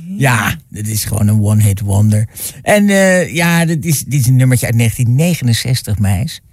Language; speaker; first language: Dutch; native; Dutch